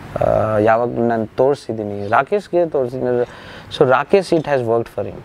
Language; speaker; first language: Kannada; non-native, learner; Nepali